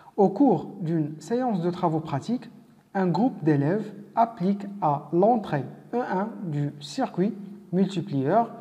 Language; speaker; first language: French; non-native, local second language; Arabic